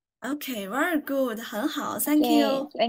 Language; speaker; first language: English; non-native, fluent; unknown